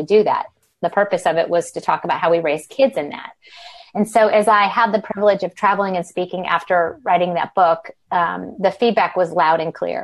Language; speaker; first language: English; native; English